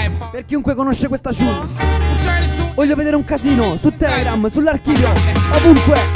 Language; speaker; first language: Italian; native; Italian